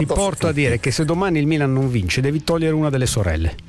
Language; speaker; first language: Italian; native; Italian